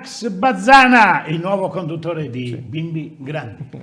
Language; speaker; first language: Italian; native; Italian